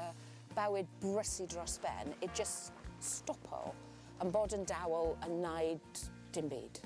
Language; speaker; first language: Welsh; non-native, learner; English